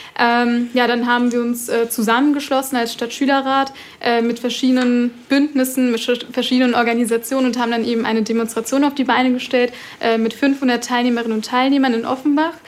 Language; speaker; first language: German; early bilingual, other home language; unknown